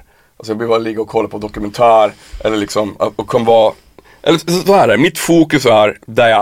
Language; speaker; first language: Swedish; native; Swedish